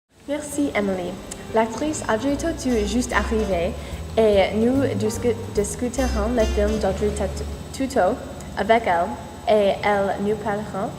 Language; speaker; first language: French; non-native, learner; English